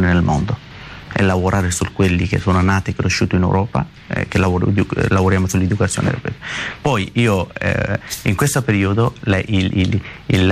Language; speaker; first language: Italian; non-native, learner; Persian